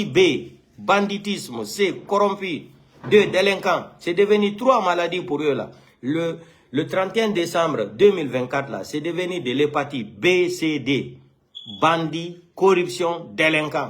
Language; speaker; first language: French; non-native, local second language; Fula